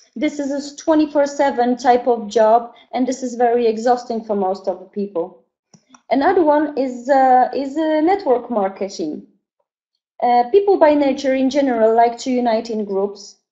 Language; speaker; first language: English; non-native, fluent; Polish